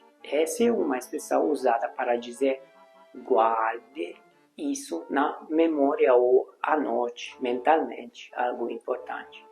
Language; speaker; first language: Portuguese; non-native, fluent; Hungarian